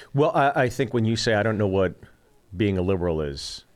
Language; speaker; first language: English; early bilingual, other home language; Korean